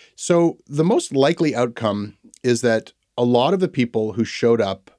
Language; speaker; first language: English; native; English